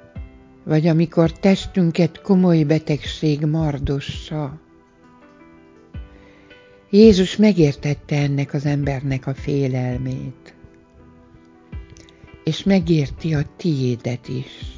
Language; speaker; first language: Hungarian; native; Hungarian